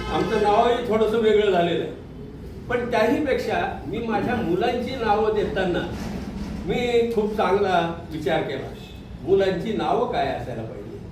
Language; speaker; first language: Marathi; non-native, local second language; Urdu